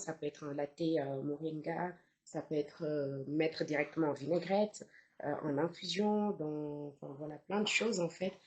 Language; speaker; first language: French; non-native, local second language; Wolof